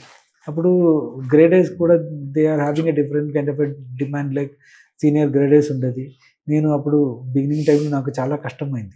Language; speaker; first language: Telugu; non-native, learner; Malayalam